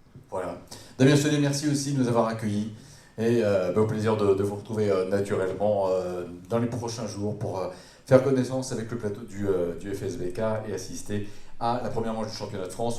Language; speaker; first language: French; native; French